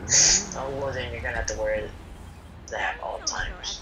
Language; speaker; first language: English; native; English